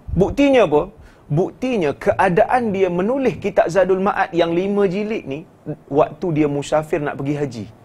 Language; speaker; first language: Malay; native; Malay